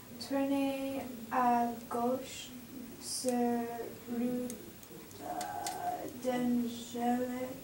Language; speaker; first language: French; non-native, learner; English